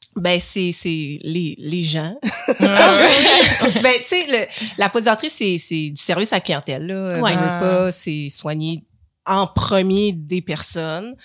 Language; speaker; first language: French; native; French